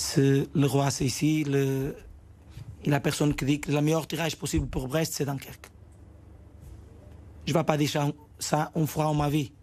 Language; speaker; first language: French; non-native, fluent; Portuguese